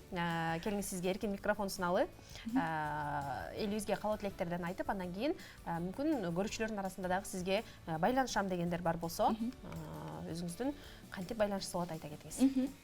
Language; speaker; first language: Kyrgyz; native; Kyrgyz